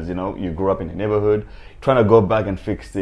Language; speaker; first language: English; non-native, local second language; Nyanja